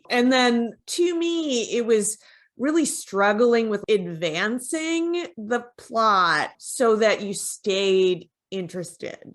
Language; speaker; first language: English; native; English